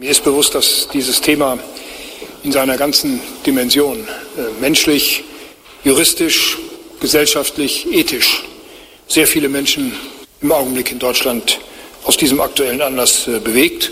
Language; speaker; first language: German; native; German